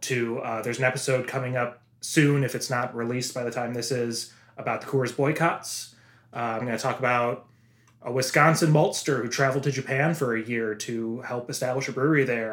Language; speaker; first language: English; native; English